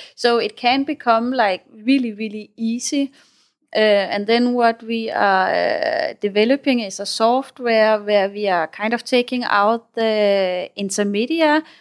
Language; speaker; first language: English; non-native, fluent; Danish